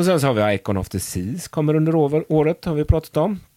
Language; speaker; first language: Swedish; native; Swedish